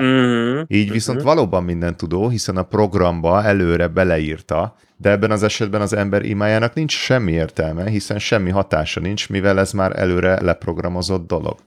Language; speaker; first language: Hungarian; native; Hungarian